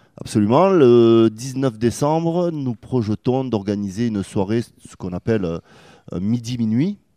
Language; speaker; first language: French; native; French